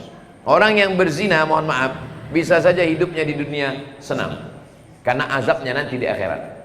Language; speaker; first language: Malay; native; Malay